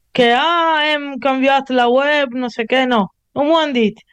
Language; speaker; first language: Catalan; non-native, learner; Italian